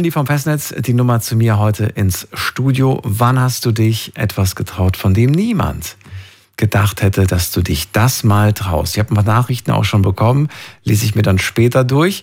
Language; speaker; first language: German; native; German